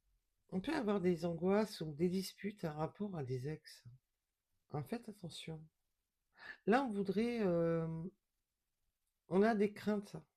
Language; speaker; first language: French; native; French